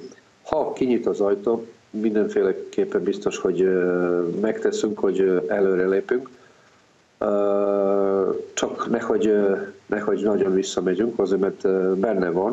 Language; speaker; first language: Hungarian; non-native, fluent; Serbian